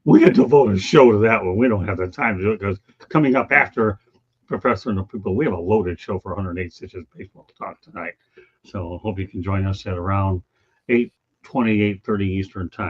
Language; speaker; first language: English; native; English